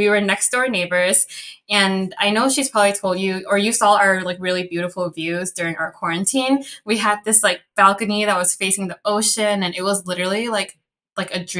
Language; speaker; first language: English; early bilingual, other home language; Cantonese